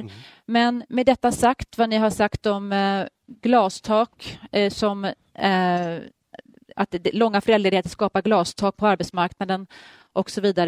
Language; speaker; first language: Swedish; native; Swedish